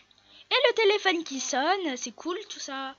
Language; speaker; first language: French; native; French